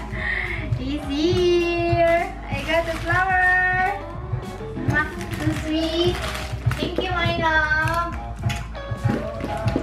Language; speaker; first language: English; non-native, local second language; Filipino